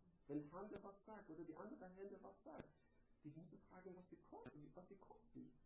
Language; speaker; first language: German; non-native, learner; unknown